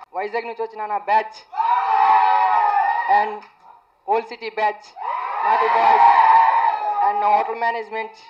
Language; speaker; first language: Telugu; native; Telugu